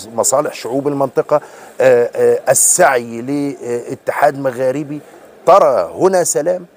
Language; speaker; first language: Arabic; native; Arabic